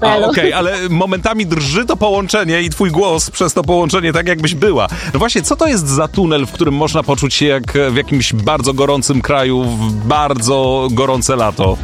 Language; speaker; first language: Polish; native; Polish